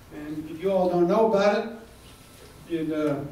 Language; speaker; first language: English; native; English